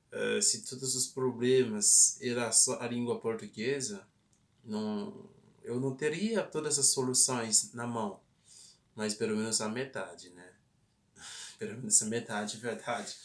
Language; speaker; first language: Portuguese; non-native, fluent; Haitian Creole